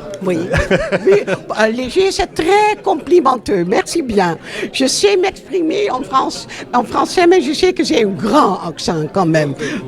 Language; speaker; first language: French; non-native, fluent; Dutch